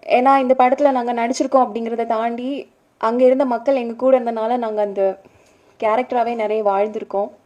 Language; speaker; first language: Tamil; native; Tamil